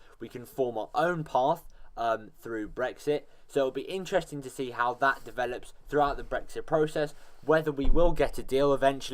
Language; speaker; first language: English; native; English